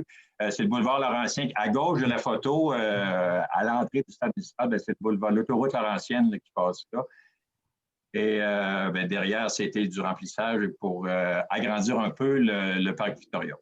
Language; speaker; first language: French; native; French